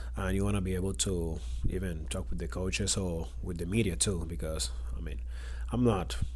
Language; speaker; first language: English; non-native, learner; Spanish